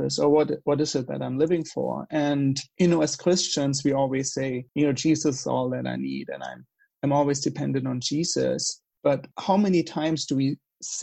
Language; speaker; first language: English; non-native, fluent; German